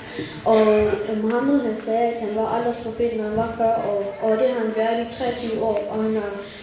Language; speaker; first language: Danish; early bilingual, other home language; Urdu